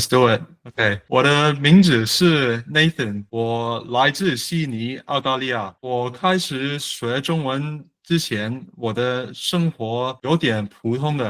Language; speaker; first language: Chinese; non-native, learner; English